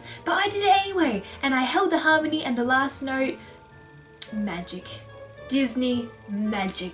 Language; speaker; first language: English; native; English